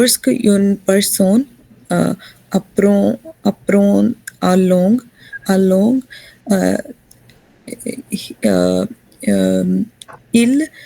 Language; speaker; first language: French; non-native, learner; Hindi